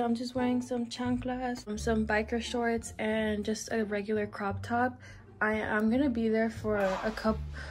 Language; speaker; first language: English; early bilingual, other home language; Spanish